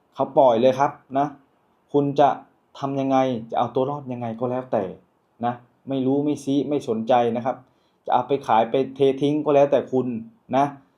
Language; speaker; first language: Thai; native; Thai